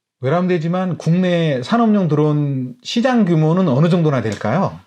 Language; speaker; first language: Korean; native; Korean